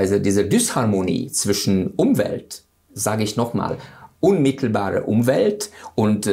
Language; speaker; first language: German; non-native, fluent; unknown